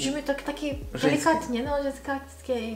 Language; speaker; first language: Polish; non-native, learner; Korean